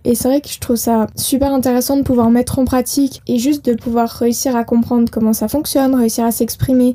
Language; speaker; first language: French; native; French